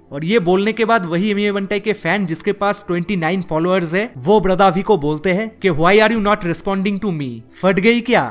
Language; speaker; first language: Hindi; non-native, local second language; Bangla